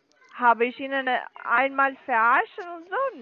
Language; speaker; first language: German; non-native, learner; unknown